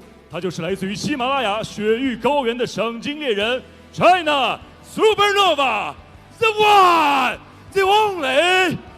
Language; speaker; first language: Chinese; native; Chinese